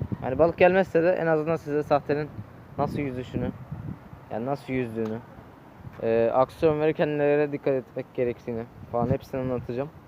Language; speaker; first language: Turkish; native; Turkish